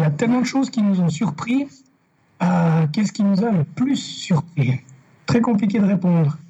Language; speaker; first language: French; native; French